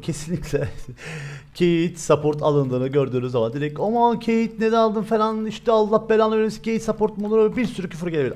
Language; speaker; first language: Turkish; native; Turkish